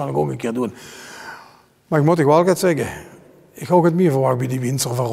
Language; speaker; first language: Dutch; native; Dutch